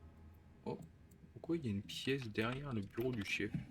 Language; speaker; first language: French; native; French